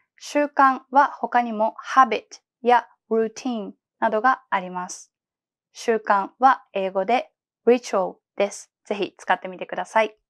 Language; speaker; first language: Japanese; native; Japanese